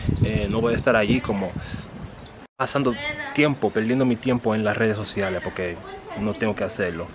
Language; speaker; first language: Spanish; early bilingual, heritage; Spanish